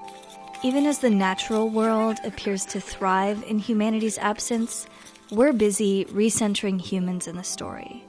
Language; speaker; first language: English; native; English